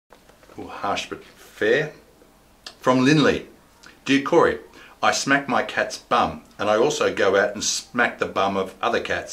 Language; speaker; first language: English; native; English